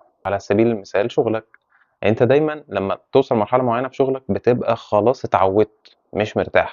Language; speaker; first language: Arabic; native; Arabic